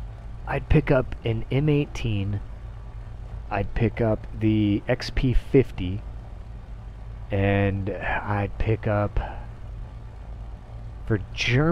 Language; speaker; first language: English; native; English